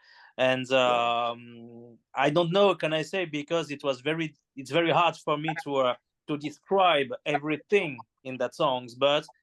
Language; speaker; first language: English; non-native, learner; French